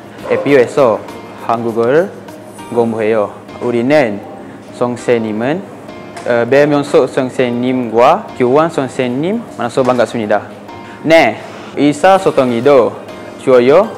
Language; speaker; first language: Korean; non-native, learner; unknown